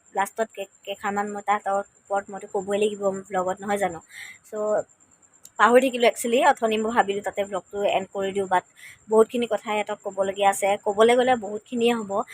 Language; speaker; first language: Assamese; native; Assamese